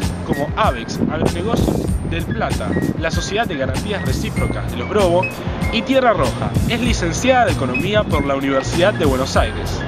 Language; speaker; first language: Spanish; native; Spanish